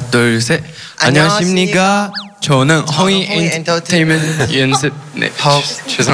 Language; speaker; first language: Korean; non-native, learner; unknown